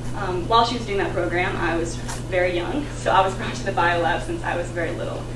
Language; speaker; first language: English; native; English